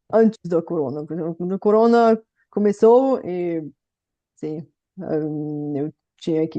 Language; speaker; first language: Portuguese; non-native, fluent; Bulgarian